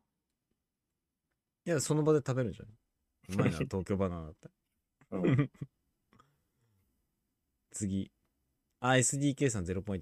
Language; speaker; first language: Japanese; native; Japanese